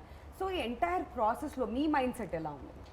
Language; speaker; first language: Telugu; native; Telugu